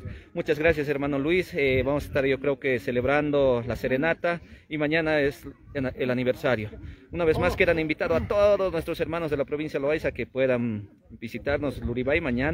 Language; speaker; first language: Spanish; native; Spanish